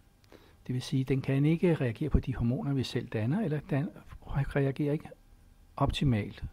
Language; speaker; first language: Danish; native; Danish